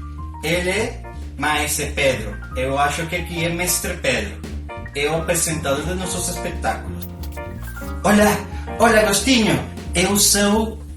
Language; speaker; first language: Portuguese; non-native, learner; Spanish